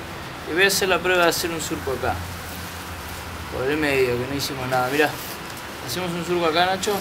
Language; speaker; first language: Spanish; native; Spanish